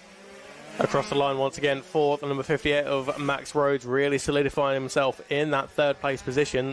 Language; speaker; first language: English; native; English